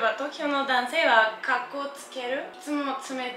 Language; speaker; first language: Japanese; non-native, learner; Russian